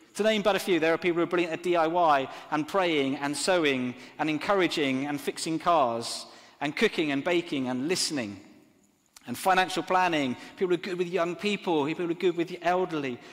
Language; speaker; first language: English; native; English